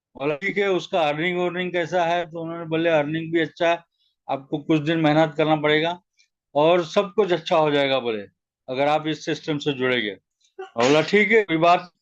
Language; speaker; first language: Hindi; non-native, local second language; Marathi